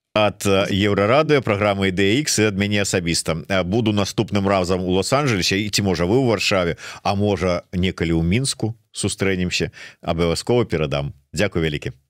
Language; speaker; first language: Belarusian; non-native, local second language; Russian